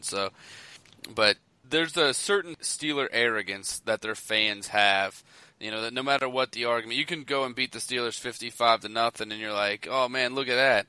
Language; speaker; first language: English; native; English